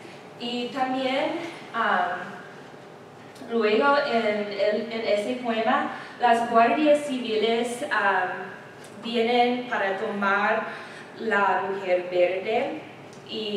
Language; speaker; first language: Spanish; non-native, learner; English